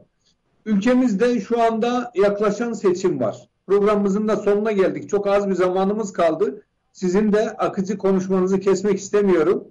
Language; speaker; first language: Turkish; native; Turkish